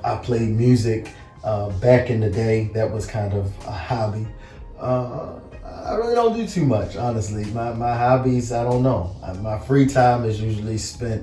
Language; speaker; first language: English; native; English